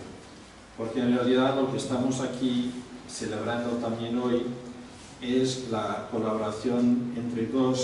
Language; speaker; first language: Spanish; non-native, fluent; Portuguese